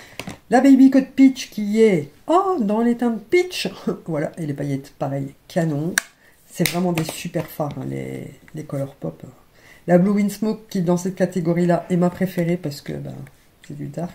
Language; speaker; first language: French; native; French